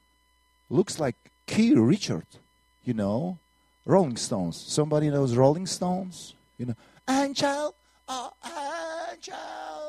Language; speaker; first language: English; non-native, learner; Russian